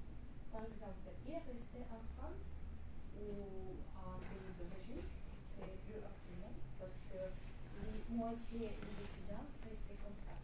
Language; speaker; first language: French; non-native, learner; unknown